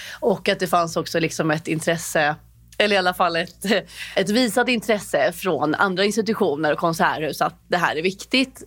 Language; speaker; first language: Swedish; native; Swedish